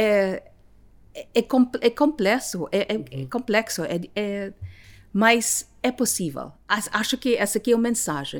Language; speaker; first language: Portuguese; non-native, learner; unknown